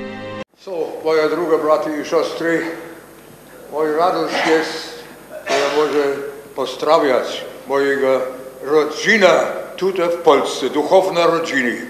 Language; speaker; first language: Polish; non-native, learner; German